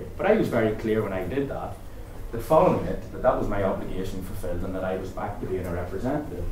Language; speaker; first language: English; native; English